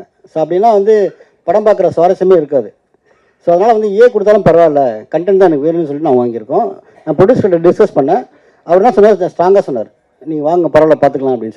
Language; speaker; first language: Tamil; native; Tamil